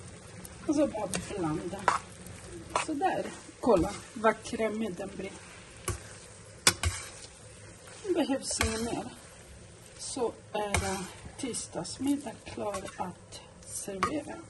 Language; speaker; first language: Swedish; non-native, fluent; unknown